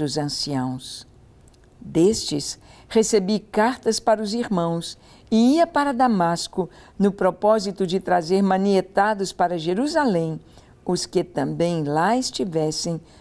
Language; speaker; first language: Portuguese; native; Portuguese